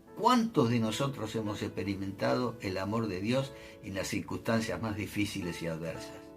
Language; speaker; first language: Spanish; native; Spanish